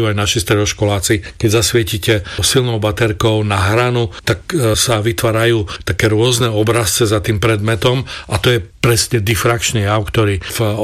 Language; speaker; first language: Slovak; native; Slovak